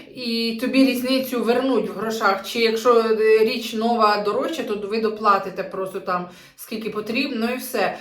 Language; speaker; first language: Ukrainian; native; Ukrainian